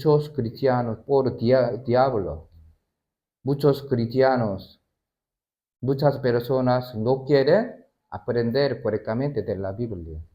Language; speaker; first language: Spanish; non-native, learner; Korean